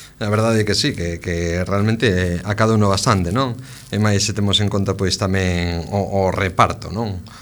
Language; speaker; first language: Galician; non-native, local second language; Spanish